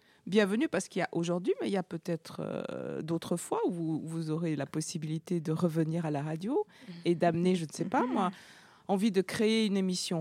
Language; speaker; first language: French; native; French